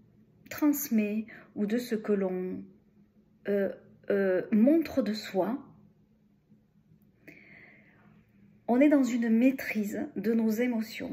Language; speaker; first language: French; native; French